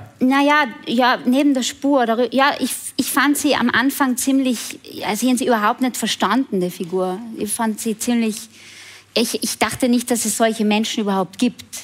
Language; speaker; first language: German; native; German